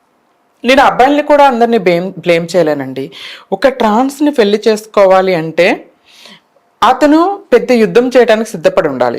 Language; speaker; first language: Telugu; native; Telugu